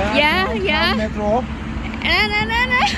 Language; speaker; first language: English; non-native, learner; Thai